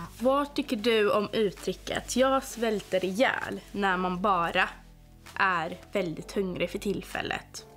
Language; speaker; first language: Swedish; non-native, fluent; Arabic